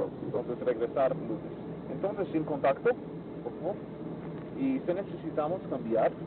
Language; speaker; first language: Spanish; non-native, fluent; English